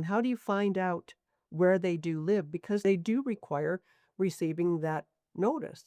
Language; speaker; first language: English; native; English